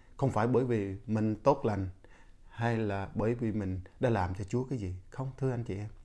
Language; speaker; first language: Vietnamese; non-native, local second language; Jarai